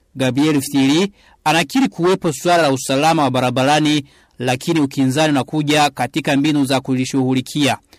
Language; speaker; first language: Swahili; non-native, local second language; Rundi